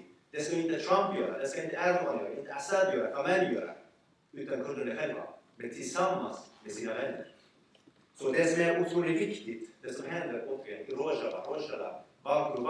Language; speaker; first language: Swedish; early bilingual, other home language; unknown